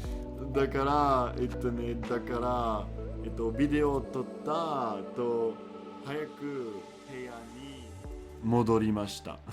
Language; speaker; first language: Japanese; non-native, learner; French